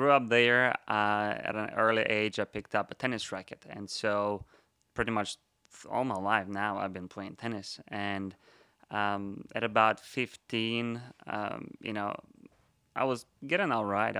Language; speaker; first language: English; non-native, fluent; Russian